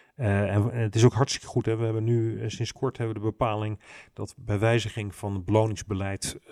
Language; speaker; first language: Dutch; native; Dutch